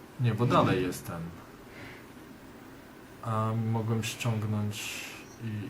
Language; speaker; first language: Polish; native; Polish